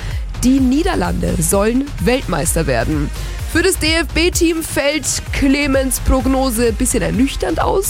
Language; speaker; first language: German; native; German